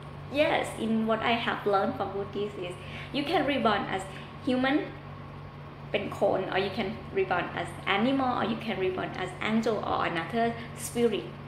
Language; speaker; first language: English; non-native, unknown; Thai